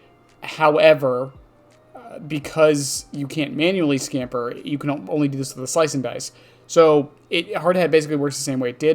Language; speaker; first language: English; native; English